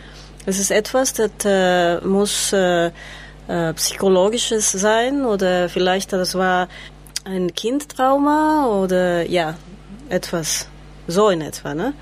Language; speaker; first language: German; non-native, learner; Spanish